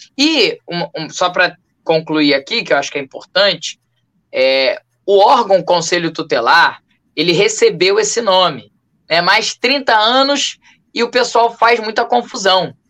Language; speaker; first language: Portuguese; native; Portuguese